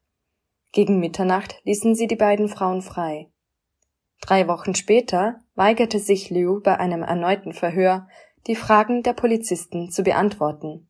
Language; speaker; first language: German; native; German